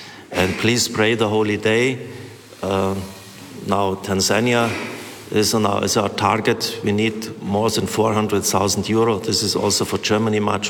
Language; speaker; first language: English; non-native, fluent; German